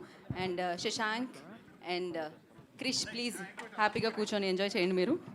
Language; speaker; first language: Telugu; native; Telugu